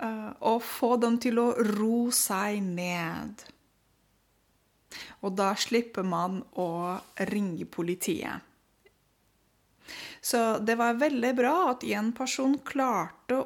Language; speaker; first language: Norwegian; non-native, fluent; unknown